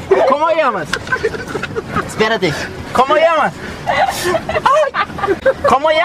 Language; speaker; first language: Spanish; non-native, learner; Portuguese